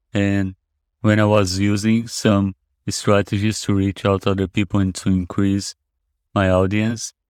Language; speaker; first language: English; non-native, fluent; Portuguese